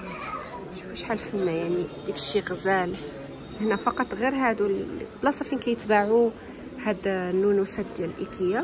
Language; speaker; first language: Arabic; native; Arabic